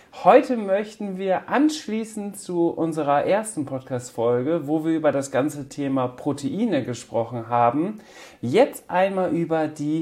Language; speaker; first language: German; native; German